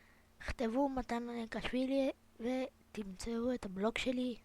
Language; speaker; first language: Hebrew; native; Hebrew